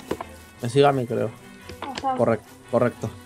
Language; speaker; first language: Spanish; native; Spanish